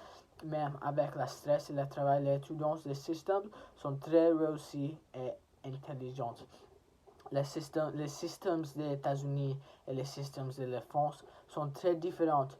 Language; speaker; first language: French; non-native, learner; English